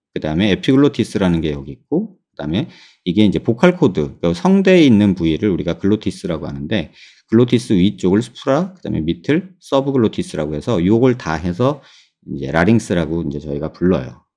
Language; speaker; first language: Korean; native; Korean